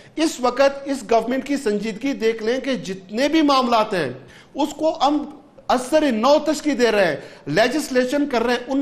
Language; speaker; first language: Urdu; non-native, local second language; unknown